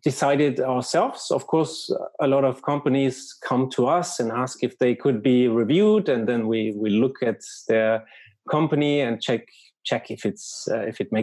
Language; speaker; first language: English; non-native, fluent; German